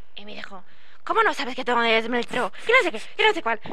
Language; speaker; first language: Spanish; non-native, learner; Portuguese